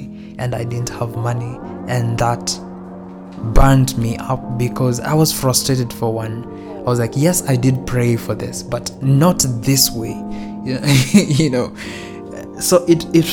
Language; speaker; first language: English; non-native, local second language; Swahili